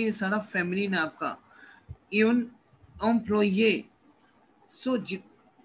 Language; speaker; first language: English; non-native, local second language; Hindi